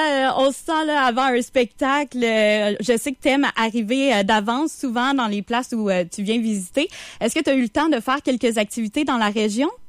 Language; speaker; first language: French; native; French